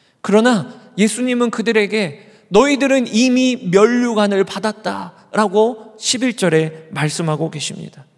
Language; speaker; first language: Korean; native; Korean